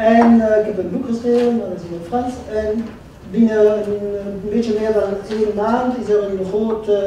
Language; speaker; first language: Dutch; non-native, local second language; French